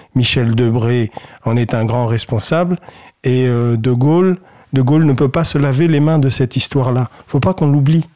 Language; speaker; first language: French; early bilingual, other home language; Kabyle